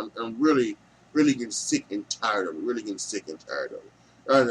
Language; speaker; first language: English; native; English